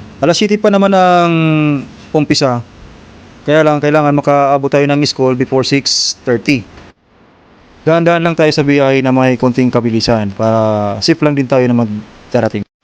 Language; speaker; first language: Filipino; non-native, local second language; Waray